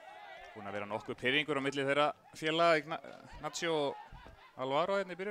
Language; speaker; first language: Icelandic; native; Icelandic